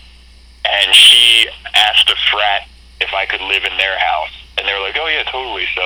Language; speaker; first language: English; native; English